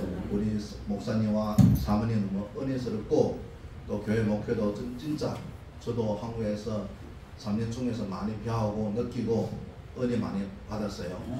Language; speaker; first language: Korean; non-native, learner; Chinese